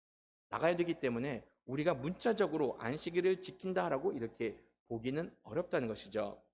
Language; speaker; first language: Korean; native; Korean